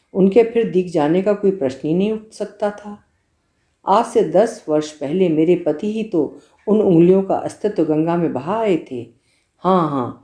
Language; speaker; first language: Hindi; native; Hindi